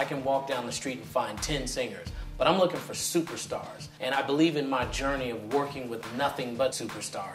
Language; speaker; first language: English; native; English